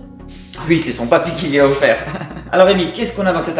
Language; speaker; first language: French; native; French